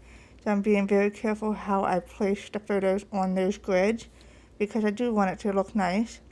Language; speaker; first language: English; native; English